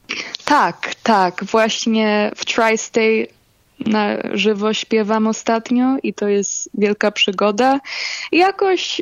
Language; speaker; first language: Polish; early bilingual, heritage; Polish